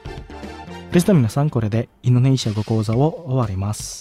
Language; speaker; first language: Japanese; non-native, fluent; Indonesian